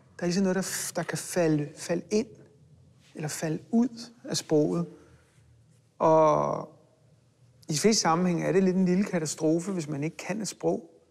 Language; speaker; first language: Danish; early bilingual, other home language; Hebrew